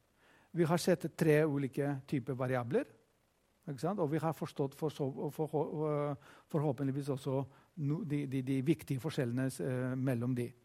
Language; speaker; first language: Norwegian; non-native, fluent; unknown